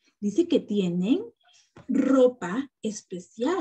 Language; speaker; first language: Spanish; native; Spanish